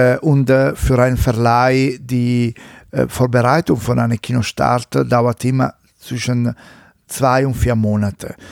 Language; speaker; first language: German; non-native, fluent; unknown